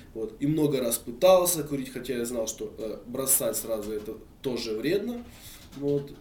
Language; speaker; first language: Russian; native; Russian